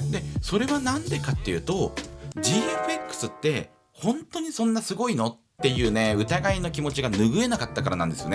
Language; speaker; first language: Japanese; native; Japanese